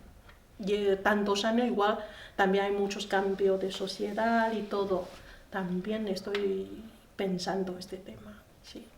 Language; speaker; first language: Spanish; non-native, learner; Chinese